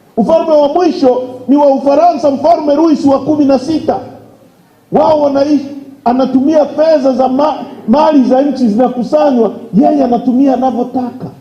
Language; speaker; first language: Swahili; native; Swahili